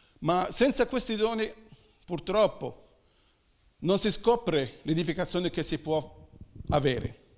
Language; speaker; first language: Italian; non-native, fluent; Arabic